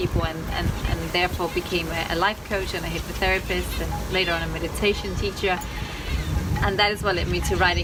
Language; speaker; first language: English; non-native, fluent; Danish